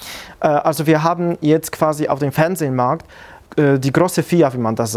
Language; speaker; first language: German; non-native, fluent; Polish